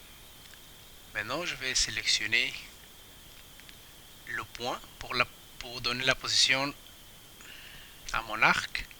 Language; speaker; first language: French; non-native, fluent; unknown